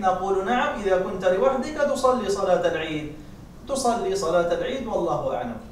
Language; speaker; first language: Arabic; native; Arabic